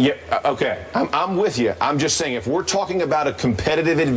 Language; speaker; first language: English; native; English